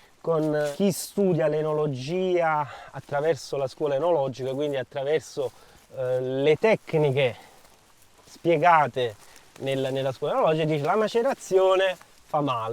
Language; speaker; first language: Italian; native; Italian